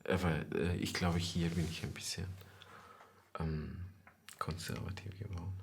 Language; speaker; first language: German; non-native, fluent; Persian